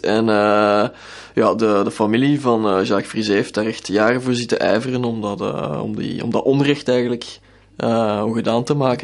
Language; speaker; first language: Dutch; native; Dutch